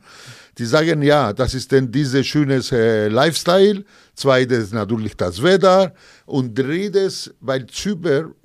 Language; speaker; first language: German; non-native, fluent; Greek